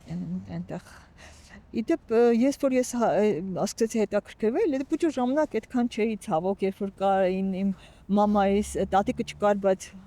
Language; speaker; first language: Armenian; native; Armenian